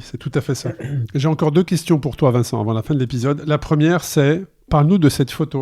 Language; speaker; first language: French; native; French